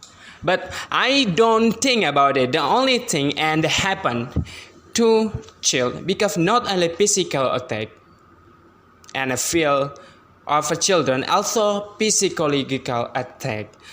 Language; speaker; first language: English; non-native, learner; Indonesian